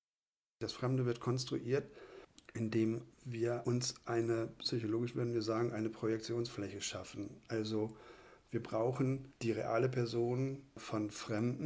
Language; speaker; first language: German; native; German